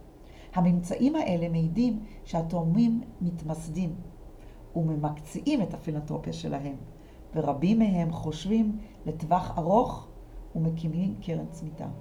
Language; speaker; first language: Hebrew; native; Hebrew